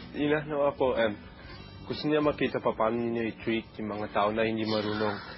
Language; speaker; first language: Filipino; early bilingual, heritage; German